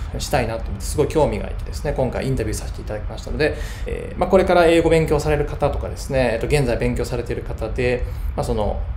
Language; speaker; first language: Japanese; native; Japanese